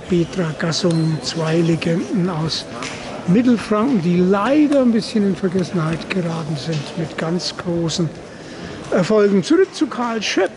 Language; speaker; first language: German; native; German